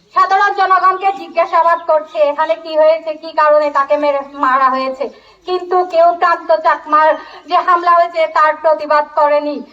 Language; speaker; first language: Bangla; non-native, local second language; Chakma